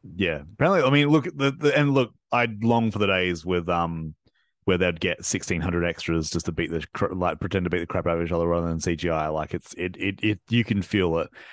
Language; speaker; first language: English; native; English